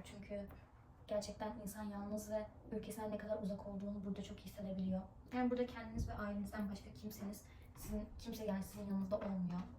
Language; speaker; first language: Turkish; early bilingual, other home language; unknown